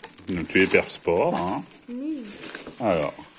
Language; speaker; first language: French; native; French